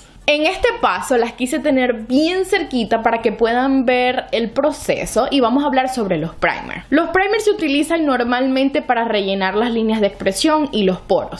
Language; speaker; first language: Spanish; native; Spanish